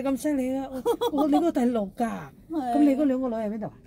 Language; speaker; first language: Cantonese; native; Cantonese